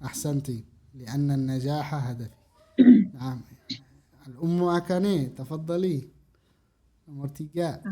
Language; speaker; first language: Arabic; non-native, fluent; Indonesian